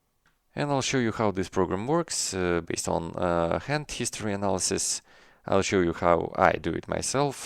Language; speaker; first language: English; non-native, fluent; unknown